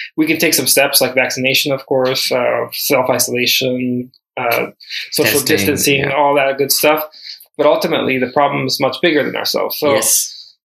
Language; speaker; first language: English; early bilingual, other home language; Spanish